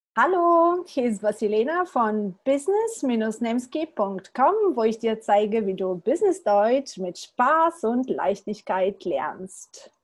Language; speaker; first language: German; non-native, fluent; Bulgarian